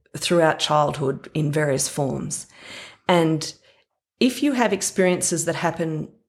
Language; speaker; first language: English; native; English